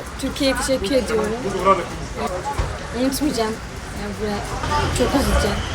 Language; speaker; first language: Turkish; early bilingual, other home language; Arabic